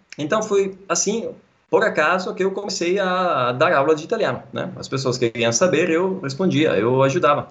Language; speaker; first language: Portuguese; non-native, fluent; Italian